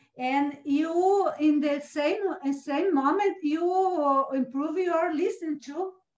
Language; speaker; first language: English; non-native, learner; Portuguese